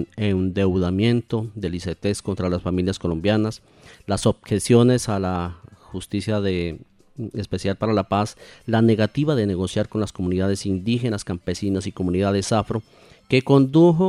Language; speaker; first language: Spanish; native; Spanish